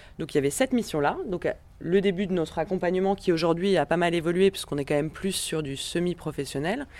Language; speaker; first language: French; native; French